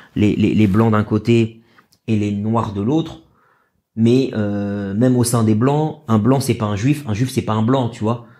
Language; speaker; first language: French; native; French